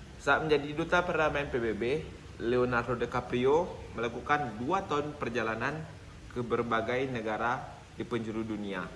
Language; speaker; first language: Indonesian; native; Indonesian